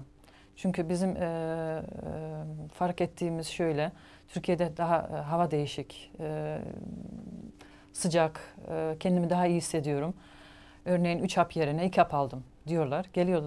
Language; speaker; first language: Turkish; native; Turkish